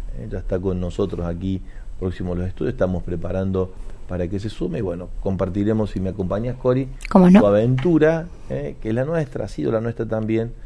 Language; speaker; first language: Spanish; native; Spanish